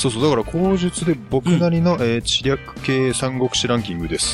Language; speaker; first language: Japanese; native; Japanese